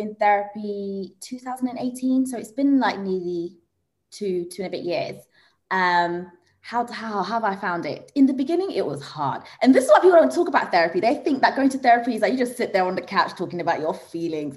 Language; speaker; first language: English; early bilingual, other home language; Swahili